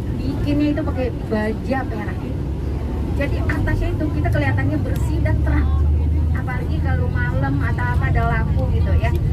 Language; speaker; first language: Indonesian; non-native, fluent; Cantonese